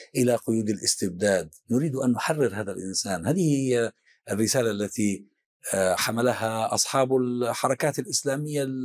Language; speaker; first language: Arabic; native; Arabic